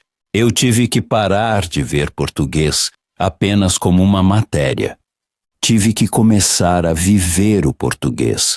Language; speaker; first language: Portuguese; non-native, fluent; Polish